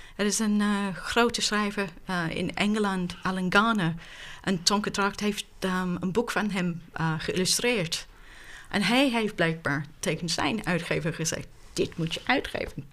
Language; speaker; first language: Dutch; non-native, fluent; English